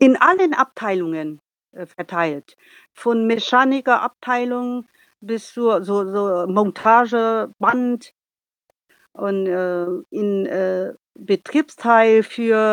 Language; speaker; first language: German; non-native, learner; Vietnamese